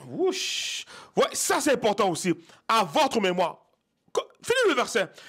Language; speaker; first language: French; native; French